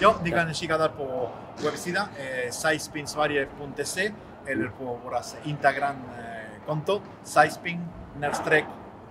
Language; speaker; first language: Swedish; non-native, fluent; Spanish